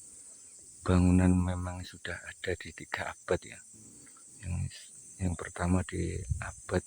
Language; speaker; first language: Indonesian; non-native, local second language; Javanese